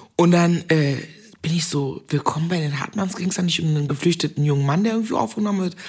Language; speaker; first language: German; native; German